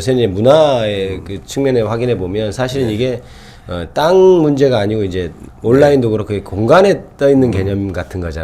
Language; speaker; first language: Korean; native; Korean